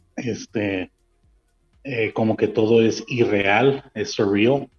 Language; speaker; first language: Spanish; early bilingual, heritage; Spanish